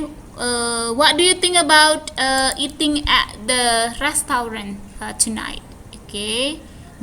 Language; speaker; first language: English; non-native, fluent; Indonesian